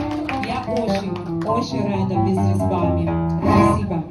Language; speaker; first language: Russian; non-native, learner; Spanish